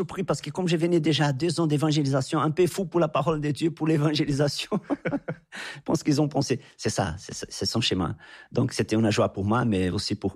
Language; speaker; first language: French; non-native, fluent; Portuguese